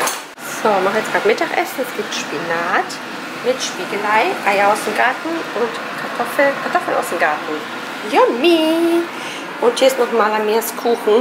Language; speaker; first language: German; native; German